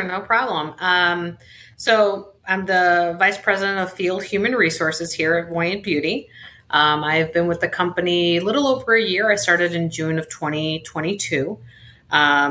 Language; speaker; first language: English; early bilingual, other home language; Spanish